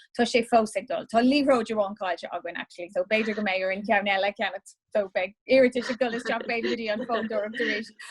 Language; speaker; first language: Irish; non-native, local second language; English